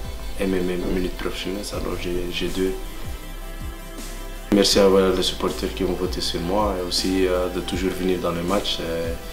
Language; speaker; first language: French; non-native, local second language; Dutch